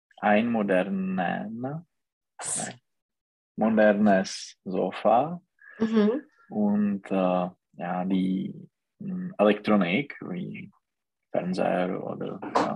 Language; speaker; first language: German; non-native, learner; Czech